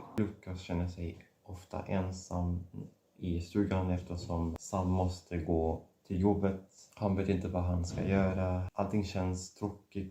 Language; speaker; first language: Swedish; non-native, fluent; Catalan